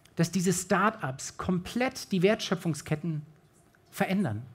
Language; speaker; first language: German; native; German